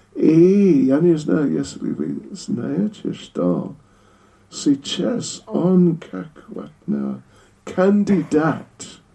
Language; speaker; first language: Russian; non-native, learner; English